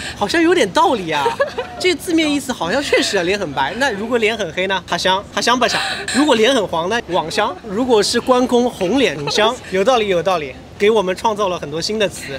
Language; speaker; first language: Chinese; native; Chinese